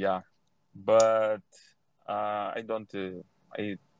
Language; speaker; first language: English; non-native, learner; Portuguese